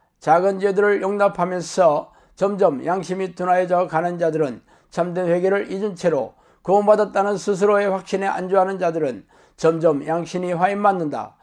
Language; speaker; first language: Korean; native; Korean